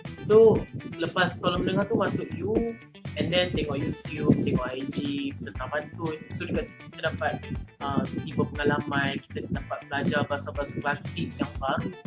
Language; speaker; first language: Malay; native; Malay